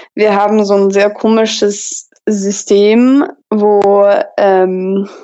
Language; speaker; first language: German; non-native, fluent; English